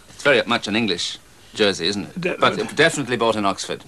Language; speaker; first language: English; native; English